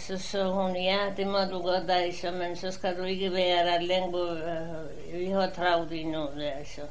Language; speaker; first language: Danish; non-native, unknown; Polish